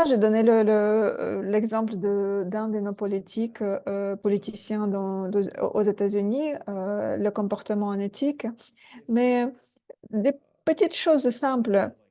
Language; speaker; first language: French; non-native, fluent; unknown